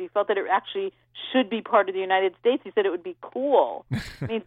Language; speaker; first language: English; native; English